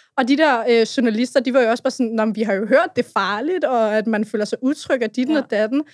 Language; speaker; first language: Danish; early bilingual, other home language; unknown